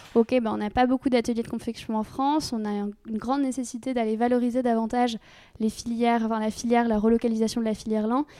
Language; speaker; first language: French; native; French